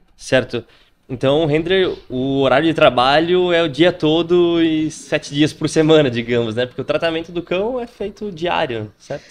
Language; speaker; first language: Portuguese; native; Portuguese